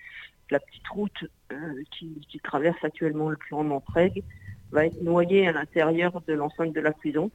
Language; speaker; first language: French; native; French